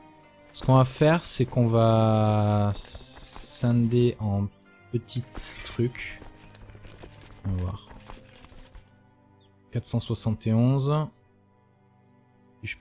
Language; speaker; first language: French; native; French